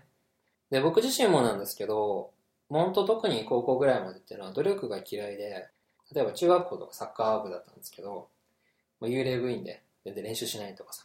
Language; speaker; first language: Japanese; native; Japanese